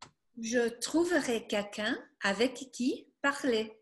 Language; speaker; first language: French; non-native, fluent; English